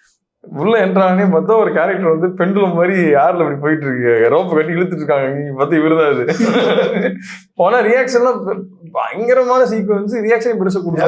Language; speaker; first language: Tamil; native; Tamil